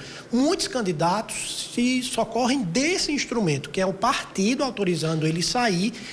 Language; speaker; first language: Portuguese; native; Portuguese